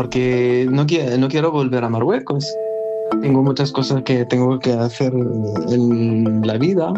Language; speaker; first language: Spanish; non-native, learner; Arabic